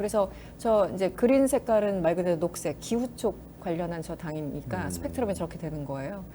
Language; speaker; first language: Korean; native; Korean